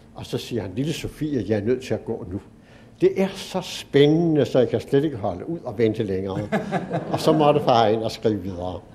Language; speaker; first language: Danish; native; Danish